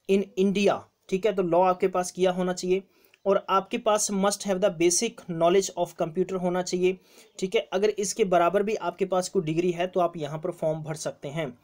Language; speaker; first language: Hindi; non-native, local second language; Punjabi